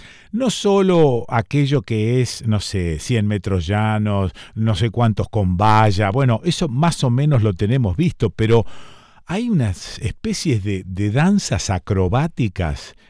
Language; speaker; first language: Spanish; native; Spanish